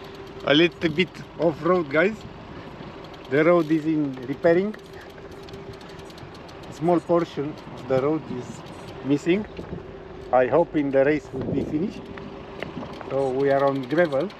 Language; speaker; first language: English; non-native, learner; Romanian